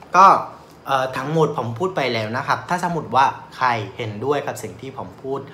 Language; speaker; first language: Thai; non-native, fluent; Vietnamese